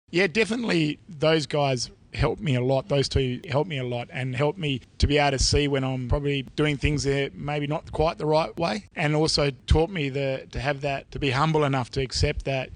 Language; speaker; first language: English; native; English